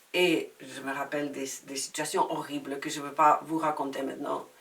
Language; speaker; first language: French; non-native, fluent; Spanish